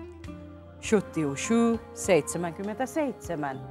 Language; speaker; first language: Swedish; native; Swedish